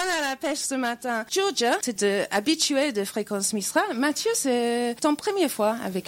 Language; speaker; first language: French; native; French